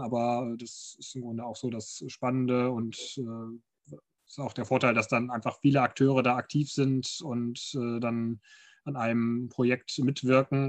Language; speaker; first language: German; native; German